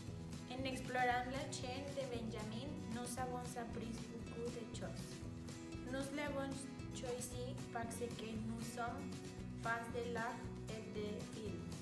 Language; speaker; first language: French; non-native, learner; Spanish